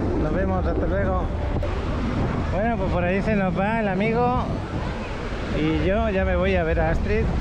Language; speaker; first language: Spanish; native; Spanish